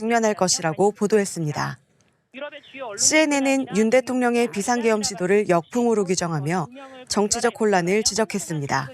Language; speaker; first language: Korean; native; Korean